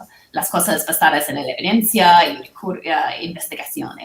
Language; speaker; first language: Spanish; non-native, learner; English